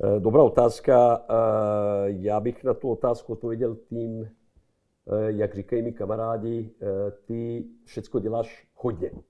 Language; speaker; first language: Czech; non-native, fluent; Serbian